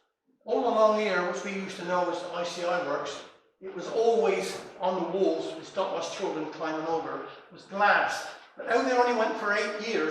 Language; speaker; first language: English; native; English